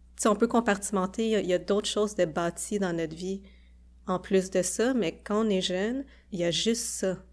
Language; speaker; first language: French; early bilingual, other home language; Khmer